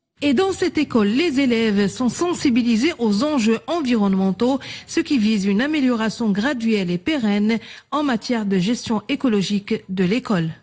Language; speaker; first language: French; non-native, local second language; Arabic